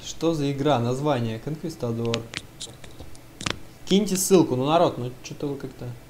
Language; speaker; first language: Russian; native; Russian